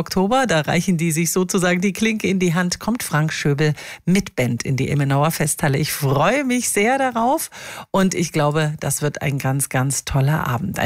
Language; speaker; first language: German; native; German